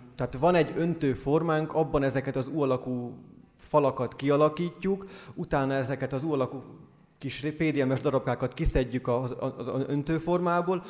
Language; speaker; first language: Hungarian; native; Hungarian